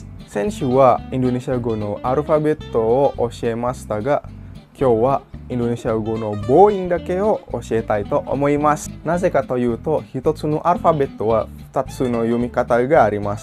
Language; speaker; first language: Japanese; non-native, fluent; Indonesian